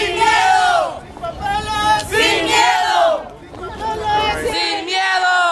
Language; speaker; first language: Spanish; early bilingual, heritage; Spanish